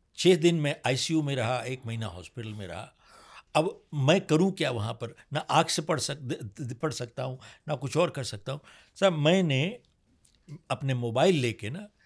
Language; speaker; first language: Hindi; native; Hindi